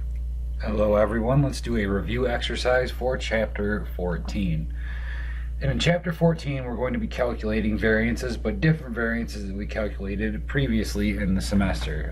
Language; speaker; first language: English; native; English